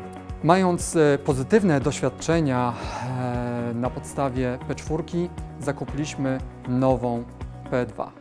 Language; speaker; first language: Polish; native; Polish